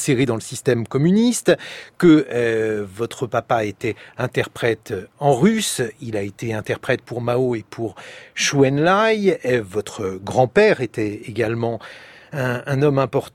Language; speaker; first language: French; native; French